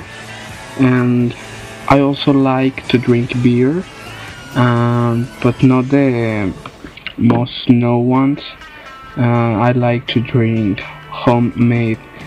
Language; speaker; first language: English; non-native, fluent; Spanish